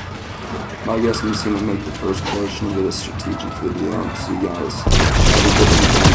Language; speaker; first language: English; native; English